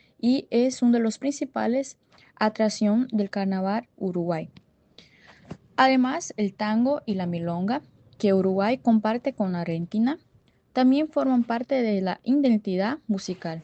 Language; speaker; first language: Spanish; non-native, learner; Portuguese